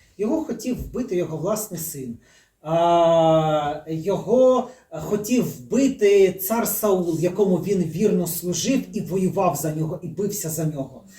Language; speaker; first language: Ukrainian; native; Ukrainian